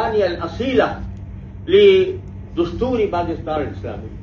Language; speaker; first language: Arabic; non-native, fluent; Urdu